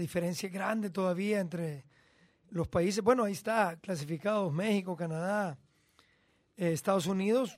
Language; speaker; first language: Spanish; native; Spanish